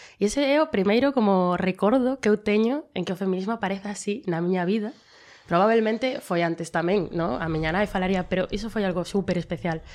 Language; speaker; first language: Galician; non-native, local second language; Spanish